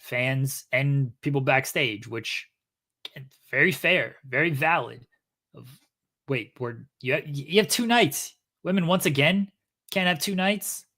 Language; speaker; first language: English; native; English